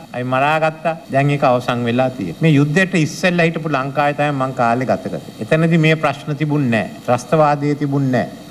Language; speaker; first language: Sinhala; native; Sinhala